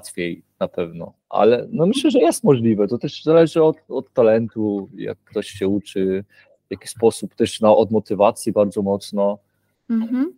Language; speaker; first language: Polish; early bilingual, heritage; Polish